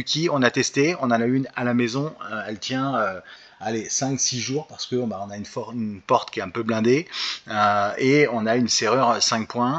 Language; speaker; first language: French; native; French